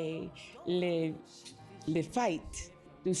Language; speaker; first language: French; non-native, learner; English